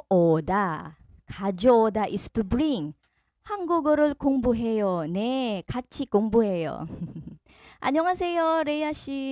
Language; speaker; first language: Korean; non-native, fluent; Filipino